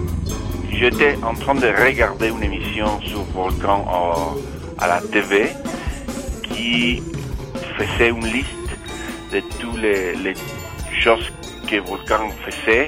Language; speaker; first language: French; non-native, fluent; Spanish